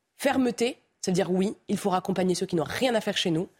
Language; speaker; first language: French; native; French